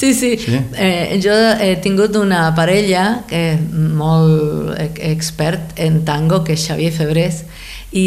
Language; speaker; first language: Catalan; non-native, fluent; Spanish